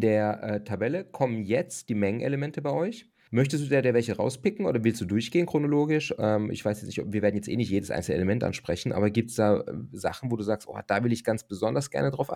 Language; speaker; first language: German; native; German